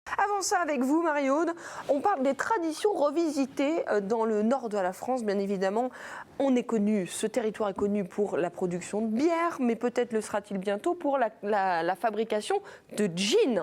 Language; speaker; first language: French; native; French